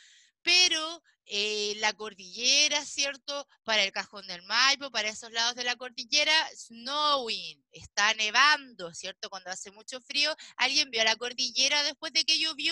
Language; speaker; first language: Spanish; native; Spanish